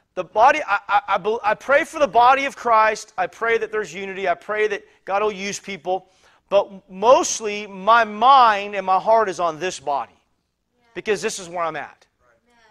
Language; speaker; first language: English; native; English